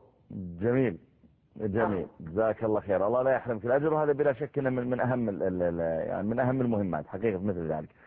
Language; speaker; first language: Arabic; native; Arabic